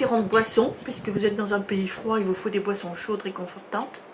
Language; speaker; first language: French; native; French